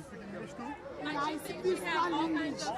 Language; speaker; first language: English; non-native, learner; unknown